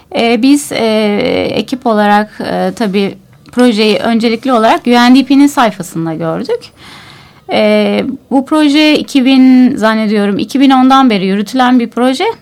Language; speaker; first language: Turkish; native; Turkish